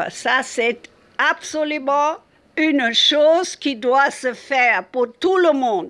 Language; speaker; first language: French; non-native, fluent; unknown